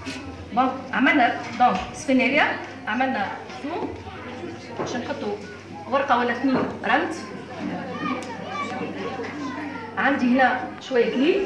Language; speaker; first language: Arabic; native; Arabic